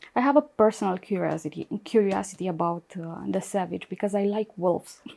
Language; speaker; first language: English; non-native, fluent; Romanian